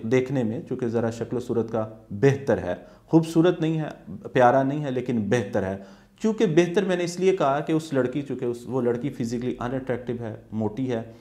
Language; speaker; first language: Urdu; native; Urdu